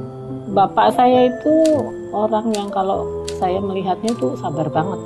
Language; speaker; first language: Indonesian; native; Indonesian